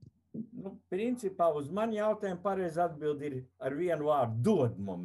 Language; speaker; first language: Latvian; native; Latvian